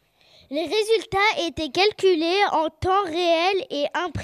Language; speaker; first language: French; native; French